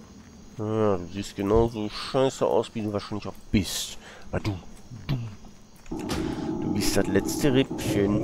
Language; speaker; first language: German; native; German